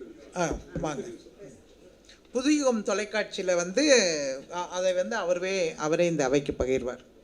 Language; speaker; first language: Tamil; native; Tamil